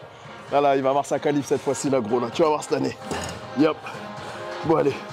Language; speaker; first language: French; native; French